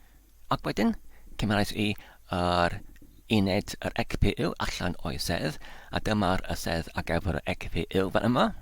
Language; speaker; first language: Welsh; non-native, learner; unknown